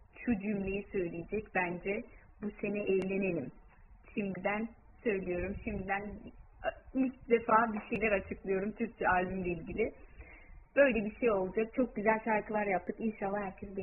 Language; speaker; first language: Turkish; early bilingual, heritage; Turkish